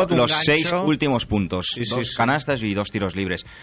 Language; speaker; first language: Spanish; native; Spanish